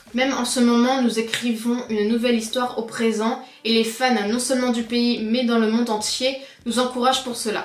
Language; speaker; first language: French; native; French